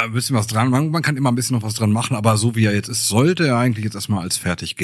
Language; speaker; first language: German; native; German